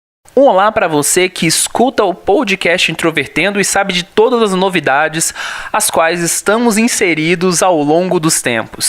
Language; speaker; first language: Portuguese; native; Portuguese